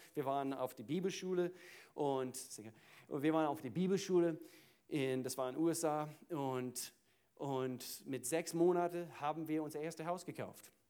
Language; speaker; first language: German; non-native, fluent; English